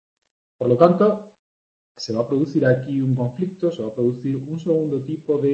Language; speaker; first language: Spanish; native; Spanish